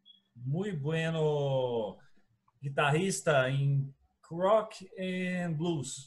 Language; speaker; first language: Spanish; non-native, fluent; Portuguese